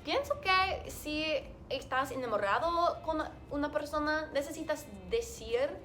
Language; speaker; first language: Spanish; non-native, learner; English